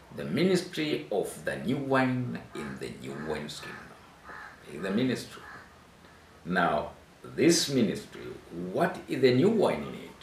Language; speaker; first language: English; non-native, local second language; Swahili